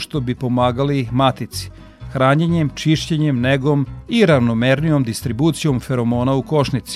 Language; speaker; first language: Serbian; native; Serbian